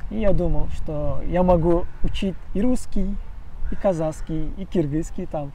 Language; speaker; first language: Russian; non-native, fluent; Turkish